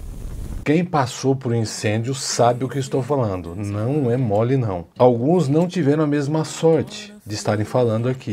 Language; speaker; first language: Portuguese; native; Portuguese